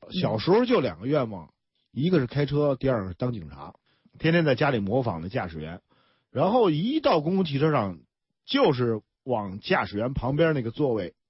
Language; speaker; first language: Chinese; native; Chinese